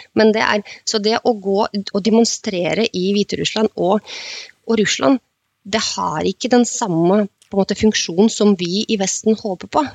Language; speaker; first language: Norwegian; non-native, fluent; Russian